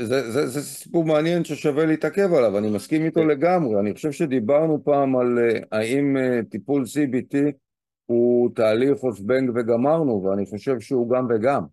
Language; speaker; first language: Hebrew; native; Hebrew